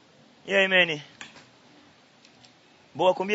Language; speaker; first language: Portuguese; non-native, fluent; Spanish